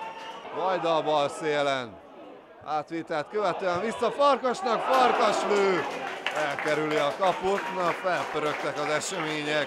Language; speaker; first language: Hungarian; native; Hungarian